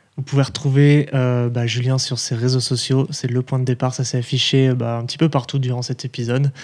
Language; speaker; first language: French; native; French